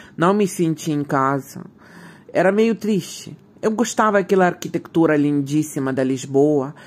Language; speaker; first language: Portuguese; non-native, fluent; Ukrainian